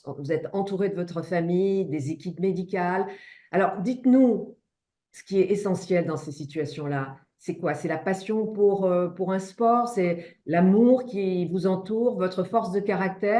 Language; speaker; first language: French; native; French